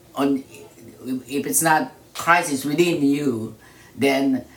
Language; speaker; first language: English; non-native, local second language; Filipino